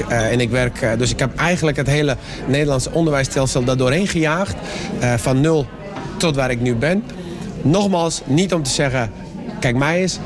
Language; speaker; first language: Dutch; early bilingual, other home language; Persian